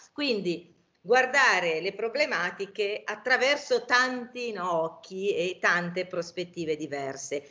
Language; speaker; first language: Italian; native; Italian